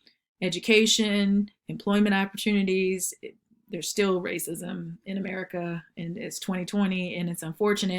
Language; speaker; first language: English; native; English